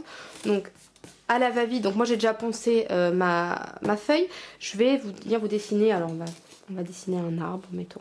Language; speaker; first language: French; native; French